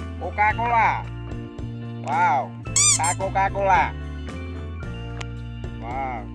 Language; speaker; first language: English; non-native, learner; Khmer